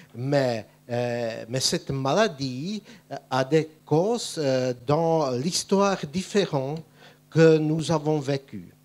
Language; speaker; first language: French; non-native, fluent; Czech